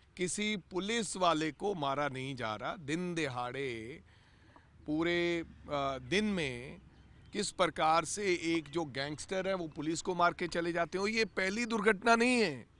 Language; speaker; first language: Hindi; non-native, local second language; Punjabi